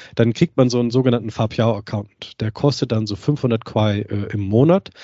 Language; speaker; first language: German; native; German